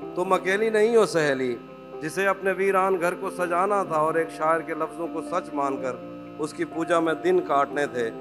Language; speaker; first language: Urdu; non-native, local second language; Saraiki